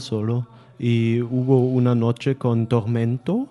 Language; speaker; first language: Spanish; non-native, learner; German